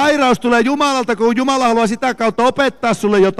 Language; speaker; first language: Finnish; native; Finnish